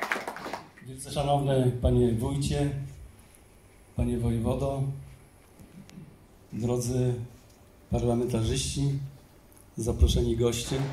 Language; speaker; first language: Polish; native; Polish